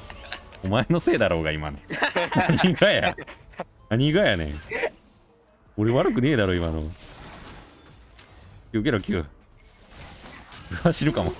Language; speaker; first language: Japanese; native; Japanese